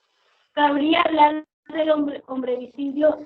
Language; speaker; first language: Spanish; native; Spanish